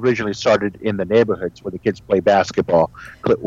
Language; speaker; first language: English; early bilingual, other home language; Spanish